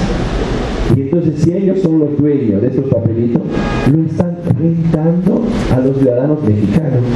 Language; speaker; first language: Spanish; non-native, fluent; Italian